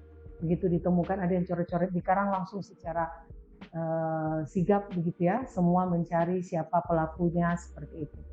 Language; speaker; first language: Indonesian; native; Indonesian